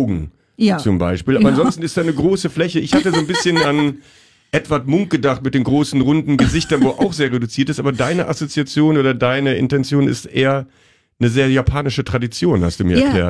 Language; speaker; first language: German; native; German